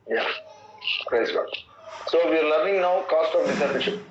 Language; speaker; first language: English; non-native, local second language; Kannada